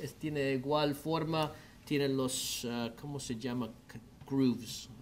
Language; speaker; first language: Spanish; non-native, learner; English